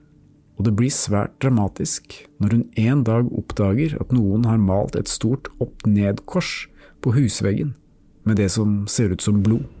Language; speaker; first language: Norwegian; native; Norwegian